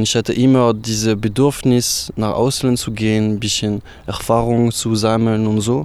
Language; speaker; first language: German; non-native, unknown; French